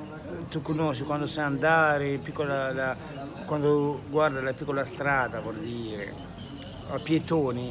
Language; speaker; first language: Italian; non-native, learner; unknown